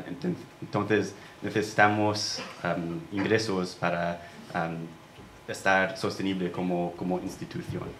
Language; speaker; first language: Spanish; non-native, fluent; English